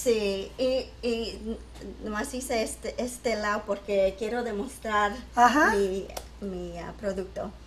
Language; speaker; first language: Spanish; early bilingual, heritage; English